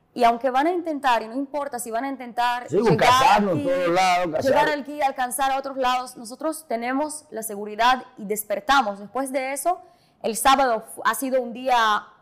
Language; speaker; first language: Spanish; non-native, fluent; Hebrew